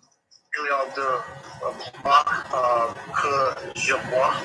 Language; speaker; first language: French; non-native, learner; English